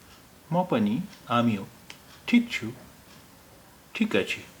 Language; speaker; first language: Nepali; non-native, fluent; Bangla